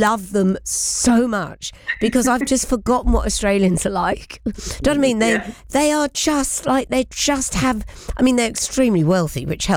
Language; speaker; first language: English; native; English